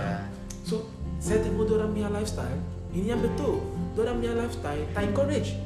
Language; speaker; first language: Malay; non-native, learner; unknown